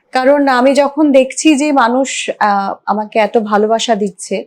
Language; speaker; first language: Bangla; native; Bangla